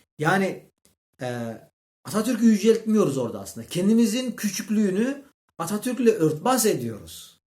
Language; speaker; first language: Turkish; early bilingual, heritage; Turkish